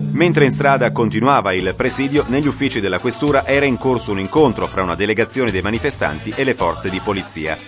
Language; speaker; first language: Italian; native; Italian